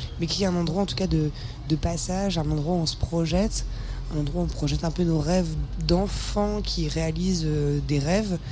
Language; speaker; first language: French; native; French